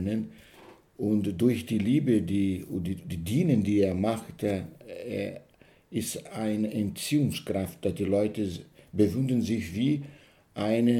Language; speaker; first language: German; non-native, learner; Portuguese